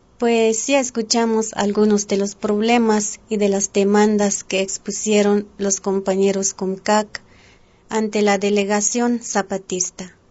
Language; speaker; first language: Spanish; non-native, local second language; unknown